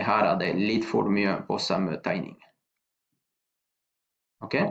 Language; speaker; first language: Norwegian; non-native, fluent; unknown